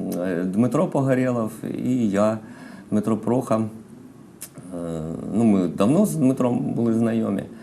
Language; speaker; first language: Ukrainian; non-native, local second language; Russian